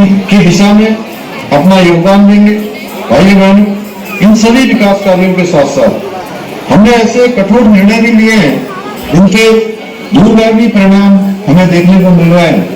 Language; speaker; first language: Hindi; native; Hindi